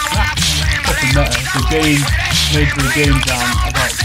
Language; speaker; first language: English; native; English